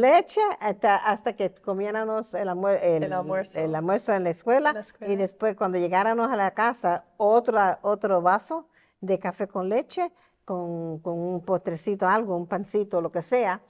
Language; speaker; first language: Spanish; early bilingual, heritage; Spanish